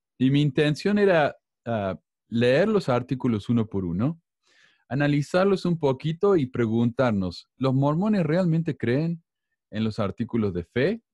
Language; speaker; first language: Spanish; native; Spanish